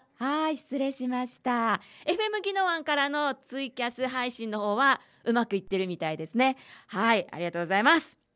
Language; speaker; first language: Japanese; native; Japanese